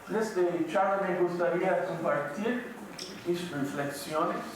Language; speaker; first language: Portuguese; non-native, fluent; English